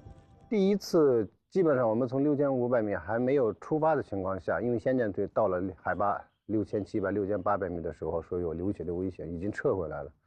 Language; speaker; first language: Chinese; native; Chinese